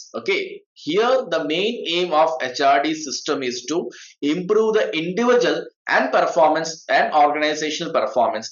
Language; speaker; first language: English; non-native, local second language; Malayalam